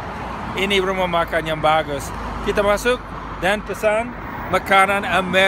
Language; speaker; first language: Indonesian; non-native, fluent; English